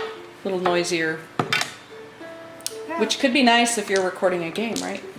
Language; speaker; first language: English; native; English